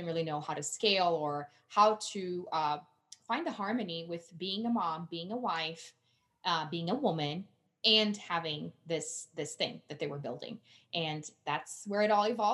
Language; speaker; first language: English; non-native, fluent; Portuguese